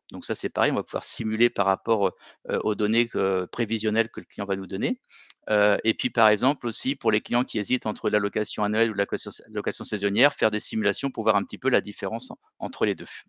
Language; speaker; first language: French; native; French